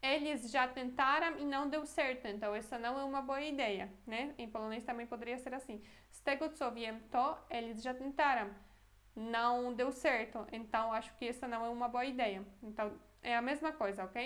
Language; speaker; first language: Portuguese; non-native, fluent; Polish